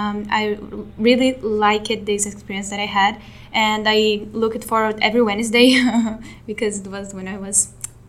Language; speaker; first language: English; non-native, fluent; Portuguese